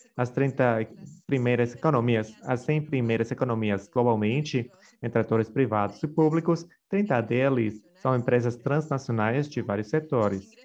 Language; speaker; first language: Portuguese; non-native, fluent; Spanish